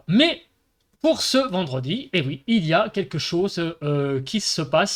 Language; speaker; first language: French; native; French